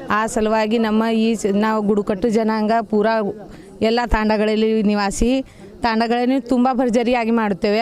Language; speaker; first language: Kannada; non-native, local second language; Lambadi